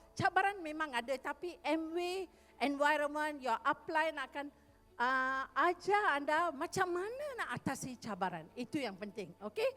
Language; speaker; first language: Malay; non-native, local second language; Tamil